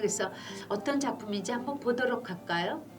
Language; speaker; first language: Korean; native; Korean